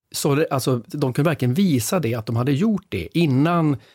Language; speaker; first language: Swedish; native; Swedish